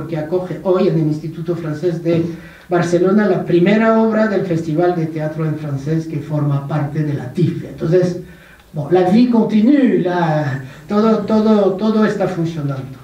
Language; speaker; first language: Spanish; non-native, fluent; French